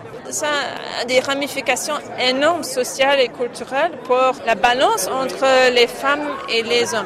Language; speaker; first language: French; non-native, fluent; English